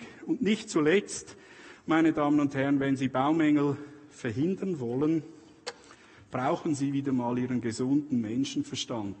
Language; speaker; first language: German; native; German